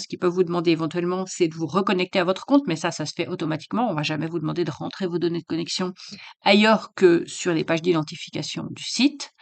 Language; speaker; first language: French; native; French